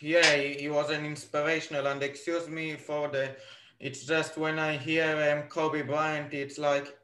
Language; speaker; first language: English; non-native, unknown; Hebrew